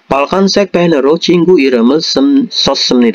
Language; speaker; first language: Korean; non-native, fluent; Indonesian